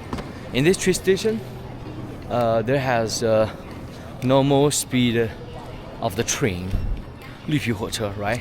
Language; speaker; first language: English; non-native, learner; Chinese